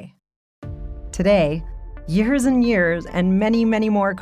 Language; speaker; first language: English; native; English